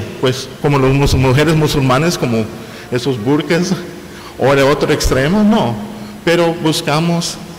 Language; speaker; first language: Spanish; non-native, fluent; English